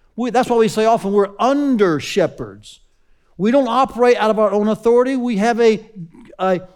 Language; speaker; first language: English; native; English